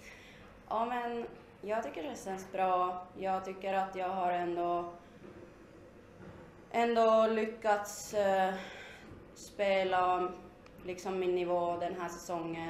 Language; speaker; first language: Swedish; non-native, fluent; Finnish